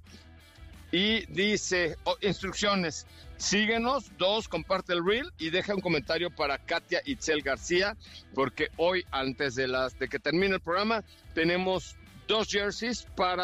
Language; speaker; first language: Spanish; native; Spanish